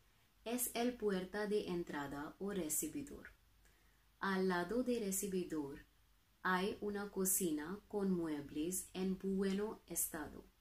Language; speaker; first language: Spanish; non-native, learner; Hindi